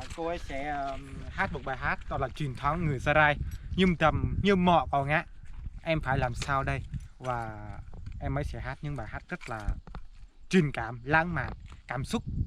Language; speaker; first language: Vietnamese; non-native, local second language; Jarai